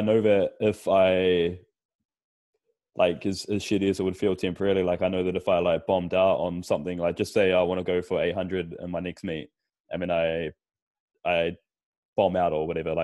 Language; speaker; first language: English; native; English